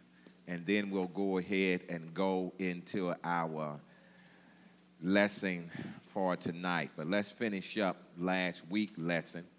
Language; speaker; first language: English; native; English